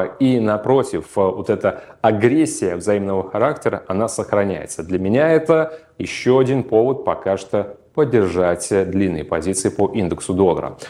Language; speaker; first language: Russian; native; Russian